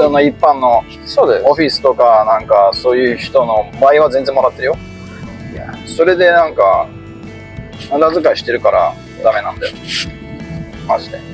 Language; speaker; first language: Japanese; native; Japanese